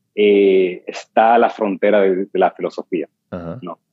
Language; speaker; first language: Spanish; native; Spanish